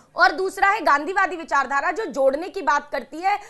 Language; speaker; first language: Hindi; native; Hindi